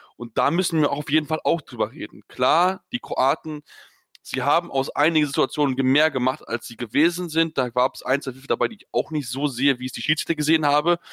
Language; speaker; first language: German; native; German